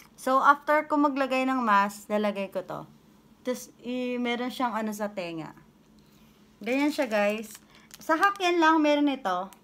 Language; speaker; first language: Filipino; native; Filipino